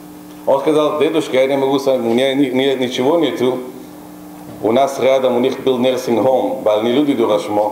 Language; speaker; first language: Russian; non-native, local second language; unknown